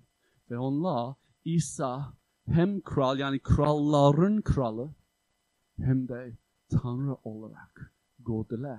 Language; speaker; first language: Turkish; non-native, fluent; English